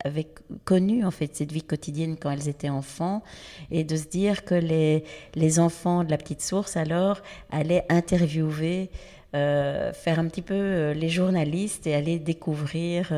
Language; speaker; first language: French; native; French